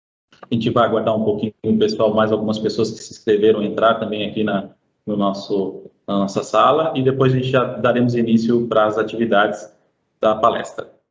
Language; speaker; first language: Portuguese; native; Portuguese